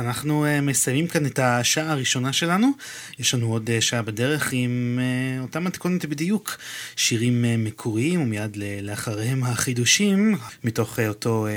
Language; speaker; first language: Hebrew; native; Hebrew